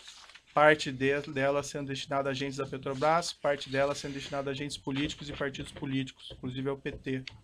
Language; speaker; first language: Portuguese; native; Portuguese